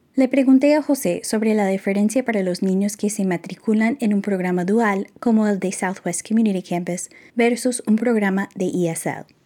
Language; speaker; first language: Spanish; non-native, fluent; English